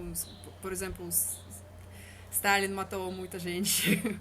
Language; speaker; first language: Portuguese; non-native, learner; Russian